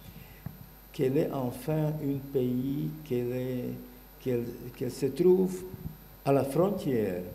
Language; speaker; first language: French; non-native, learner; Bulgarian